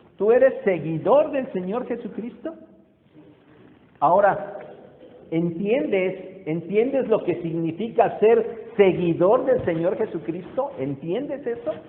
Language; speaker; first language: Spanish; native; Spanish